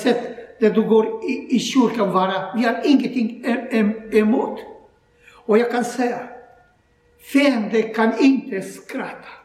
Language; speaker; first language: Swedish; non-native, learner; Croatian